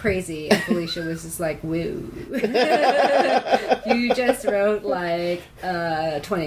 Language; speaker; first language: English; native; English